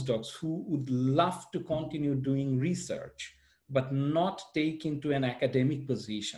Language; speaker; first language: English; non-native, local second language; Bangla